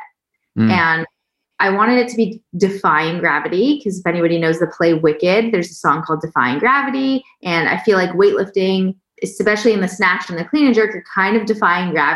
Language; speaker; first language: English; native; English